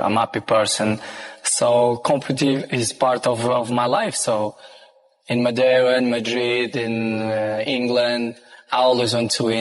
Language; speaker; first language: English; non-native, fluent; Portuguese